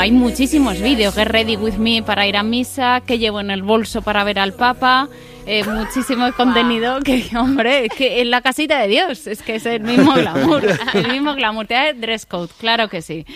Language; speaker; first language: Spanish; native; Spanish